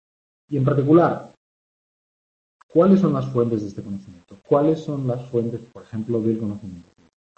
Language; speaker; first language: Spanish; native; Spanish